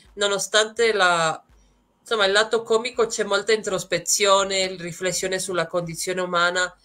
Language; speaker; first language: Italian; native; Italian